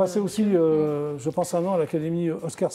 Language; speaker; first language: French; native; French